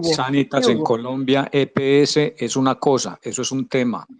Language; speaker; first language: Spanish; native; Spanish